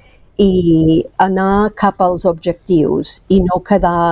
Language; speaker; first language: Catalan; non-native, fluent; English